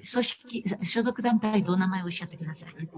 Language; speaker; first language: Japanese; native; Japanese